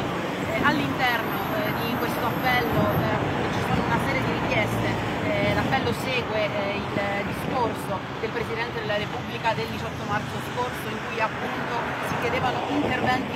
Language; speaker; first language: Italian; native; Italian